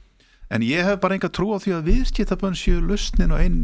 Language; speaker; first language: Icelandic; native; Icelandic